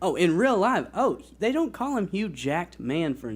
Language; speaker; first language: English; native; English